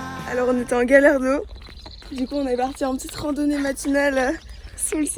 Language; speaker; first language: French; native; French